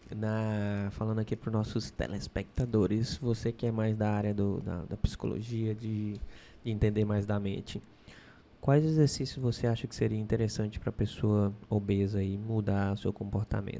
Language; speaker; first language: Portuguese; native; Portuguese